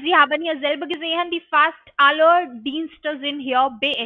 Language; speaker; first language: German; non-native, learner; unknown